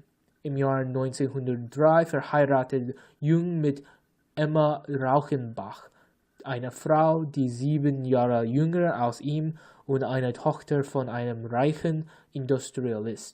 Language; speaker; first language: German; non-native, learner; English